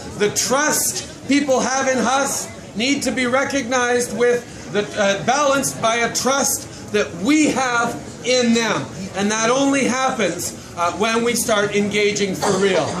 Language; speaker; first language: English; early bilingual, other home language; French